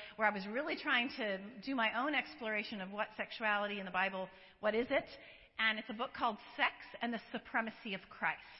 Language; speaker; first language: English; native; English